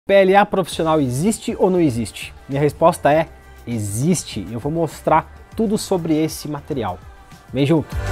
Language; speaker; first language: Portuguese; native; Portuguese